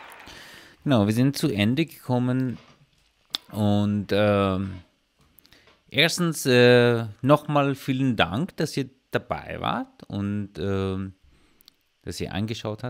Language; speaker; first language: German; non-native, learner; Persian